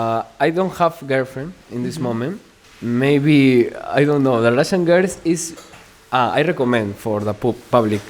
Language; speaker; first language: English; non-native, learner; Spanish